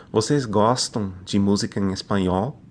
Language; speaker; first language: Portuguese; non-native, fluent; English